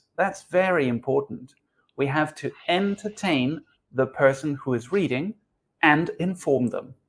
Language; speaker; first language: English; non-native, fluent; Spanish